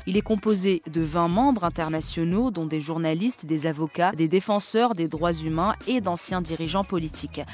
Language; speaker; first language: French; non-native, local second language; Arabic